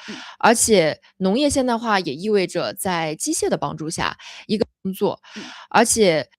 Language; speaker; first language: Chinese; native; Chinese